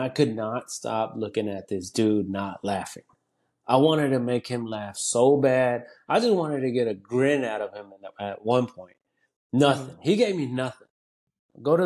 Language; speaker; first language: English; early bilingual, other home language; Spanish